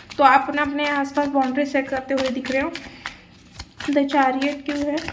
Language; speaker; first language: Hindi; non-native, local second language; Marathi